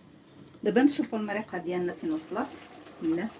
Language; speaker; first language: Arabic; native; Arabic